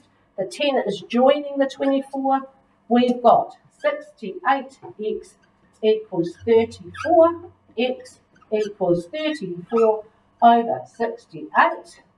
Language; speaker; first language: English; native; English